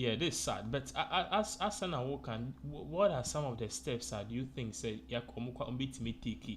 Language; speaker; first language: English; non-native, local second language; Akan